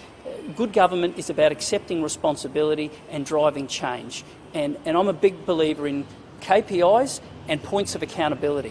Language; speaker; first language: English; native; English